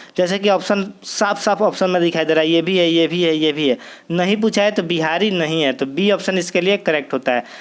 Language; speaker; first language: Hindi; native; Hindi